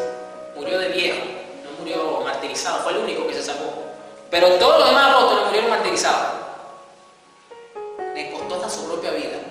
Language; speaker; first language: Spanish; native; Spanish